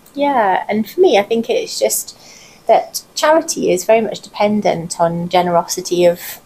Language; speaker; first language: English; native; English